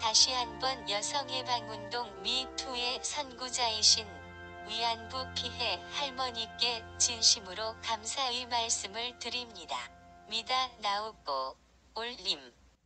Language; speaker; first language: Korean; non-native, fluent; Japanese